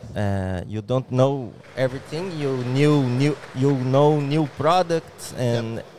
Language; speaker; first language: English; non-native, learner; Portuguese